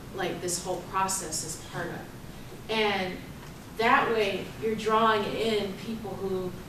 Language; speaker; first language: English; native; English